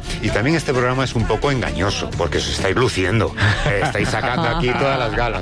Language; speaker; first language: Spanish; native; Spanish